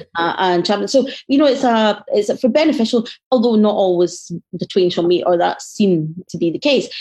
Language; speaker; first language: English; native; English